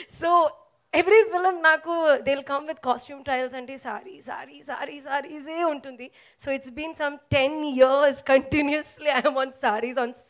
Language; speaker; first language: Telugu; non-native, learner; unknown